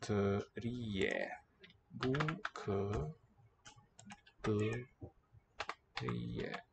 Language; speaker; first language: Romanian; non-native, learner; English